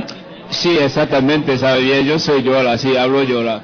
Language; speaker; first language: Spanish; non-native, fluent; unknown